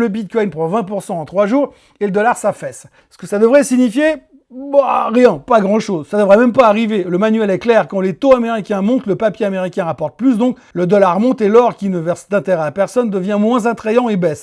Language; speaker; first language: French; native; French